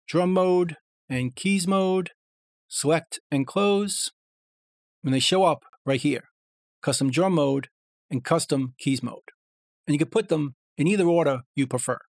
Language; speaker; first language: English; native; English